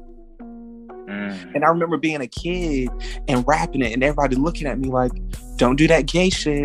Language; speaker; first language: English; native; English